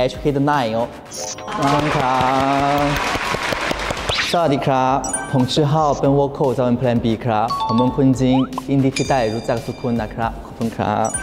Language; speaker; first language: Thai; non-native, learner; Chinese